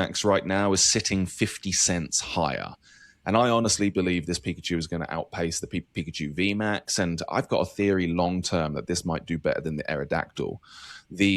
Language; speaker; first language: English; native; English